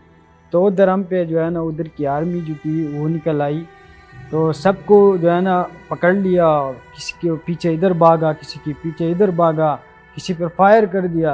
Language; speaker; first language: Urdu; non-native, local second language; Pashto